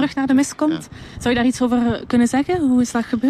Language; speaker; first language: Dutch; native; Dutch